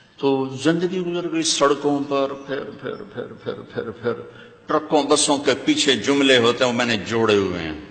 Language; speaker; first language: Urdu; non-native, local second language; Punjabi